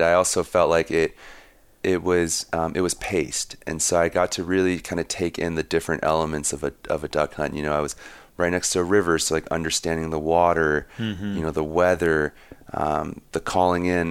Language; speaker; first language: English; native; English